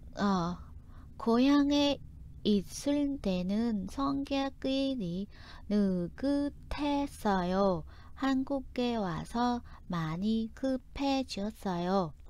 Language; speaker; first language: Korean; non-native, fluent; Vietnamese